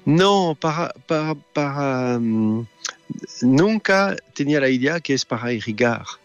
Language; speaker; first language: Spanish; non-native, fluent; French